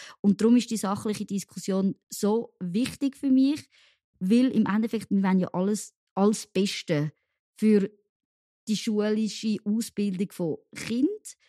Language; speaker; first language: German; early bilingual, other home language; French